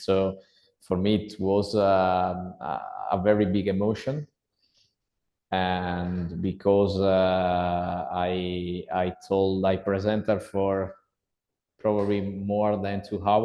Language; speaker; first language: English; non-native, learner; Italian